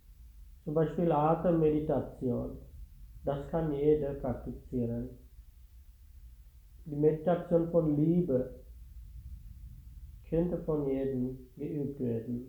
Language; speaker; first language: German; non-native, fluent; Sinhala